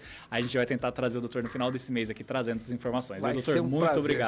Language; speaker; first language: Portuguese; native; Portuguese